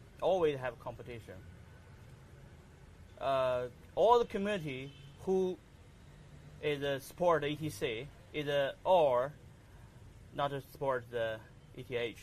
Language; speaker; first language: English; non-native, learner; Chinese